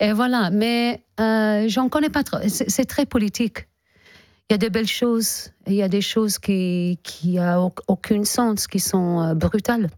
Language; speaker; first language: French; non-native, fluent; English